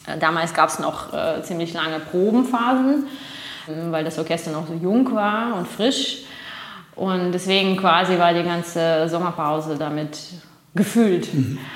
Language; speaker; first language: German; non-native, fluent; Russian